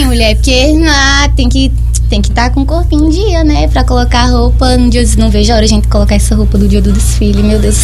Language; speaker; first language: Portuguese; native; Portuguese